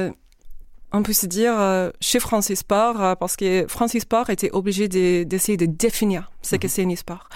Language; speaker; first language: French; non-native, fluent; English